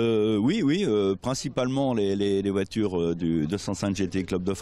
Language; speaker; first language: French; native; French